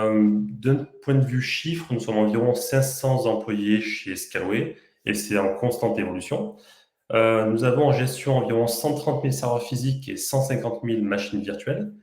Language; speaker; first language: French; native; French